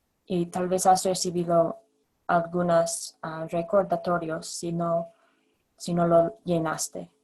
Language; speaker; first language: Spanish; non-native, fluent; English